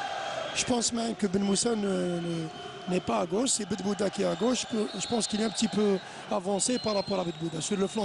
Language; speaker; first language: French; non-native, local second language; Arabic